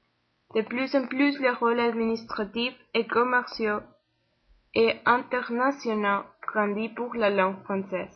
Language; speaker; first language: French; non-native, learner; Spanish